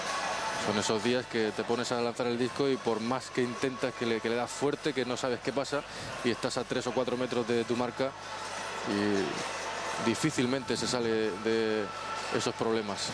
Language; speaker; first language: Spanish; native; Spanish